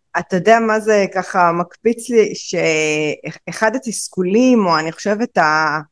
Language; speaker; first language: Hebrew; native; Hebrew